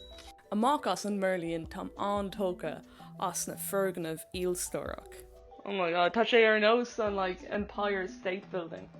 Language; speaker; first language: Irish; non-native, local second language; English